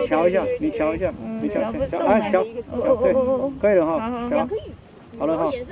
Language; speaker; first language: Chinese; native; Chinese